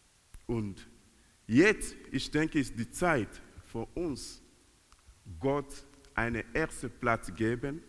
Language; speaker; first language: German; non-native, learner; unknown